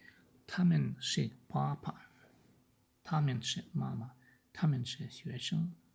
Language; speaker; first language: Chinese; non-native, learner; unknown